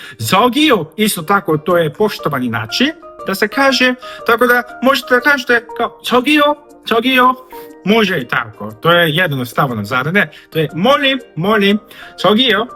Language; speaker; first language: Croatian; non-native, fluent; Korean